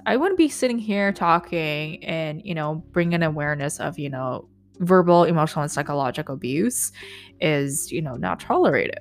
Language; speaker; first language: English; native; English